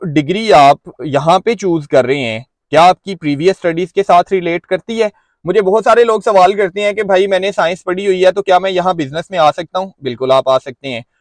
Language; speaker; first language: Urdu; non-native, local second language; Punjabi